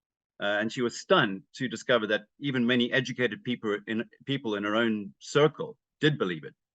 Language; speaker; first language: English; native; English